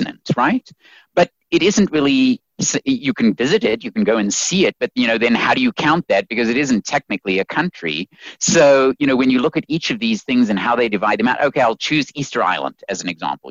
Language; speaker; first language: English; native; English